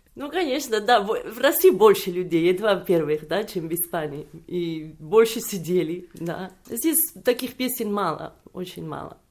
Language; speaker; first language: Russian; non-native, fluent; Catalan